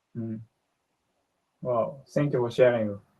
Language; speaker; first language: English; non-native, learner; Japanese